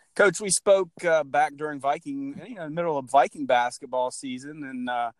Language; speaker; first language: English; native; English